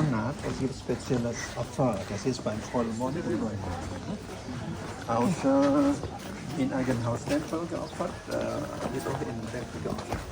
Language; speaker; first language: German; non-native, learner; Balinese